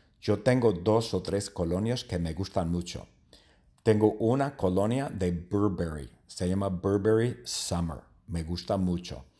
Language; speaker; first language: Spanish; non-native, learner; English